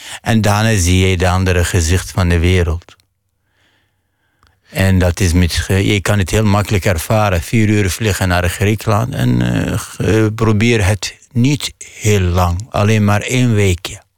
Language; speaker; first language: Dutch; non-native, fluent; Arabic